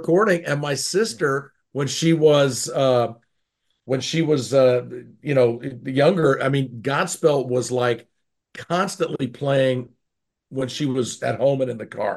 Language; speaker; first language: English; native; English